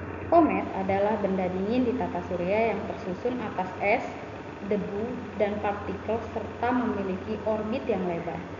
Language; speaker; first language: Indonesian; native; Indonesian